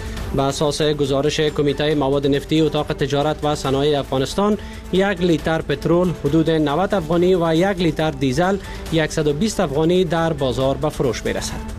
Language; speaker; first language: Persian; native; Persian